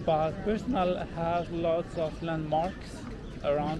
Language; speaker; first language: English; non-native, local second language; Albanian